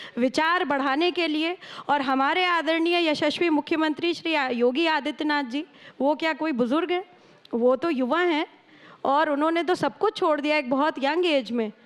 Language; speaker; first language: Hindi; native; Hindi